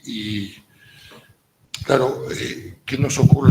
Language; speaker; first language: Spanish; native; Spanish